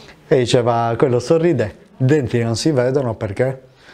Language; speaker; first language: Italian; native; Italian